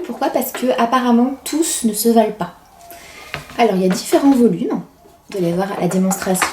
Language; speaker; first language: French; native; French